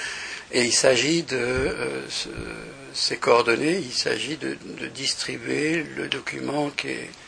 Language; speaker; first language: French; native; French